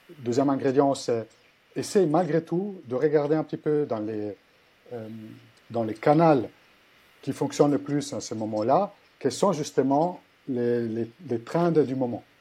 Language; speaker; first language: French; non-native, fluent; Italian